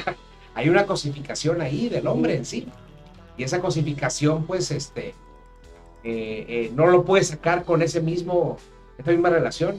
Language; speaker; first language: Spanish; native; Spanish